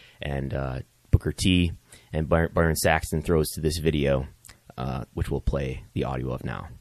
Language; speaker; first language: English; native; English